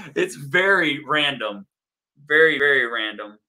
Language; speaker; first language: English; native; English